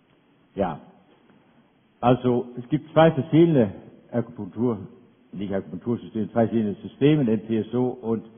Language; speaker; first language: German; non-native, fluent; Danish